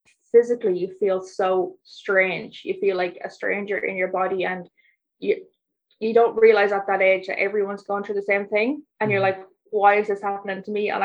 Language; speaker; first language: English; native; English